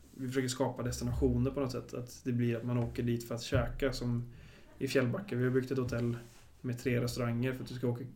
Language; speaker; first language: Swedish; native; Swedish